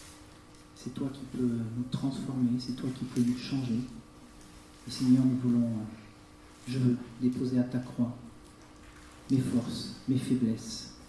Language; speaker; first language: French; native; French